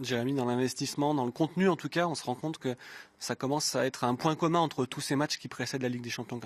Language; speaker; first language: French; native; French